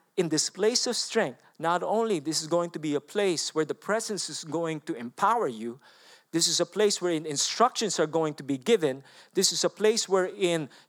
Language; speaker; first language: English; non-native, local second language; Filipino